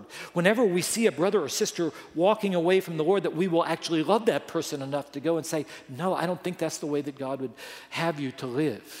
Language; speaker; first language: English; native; English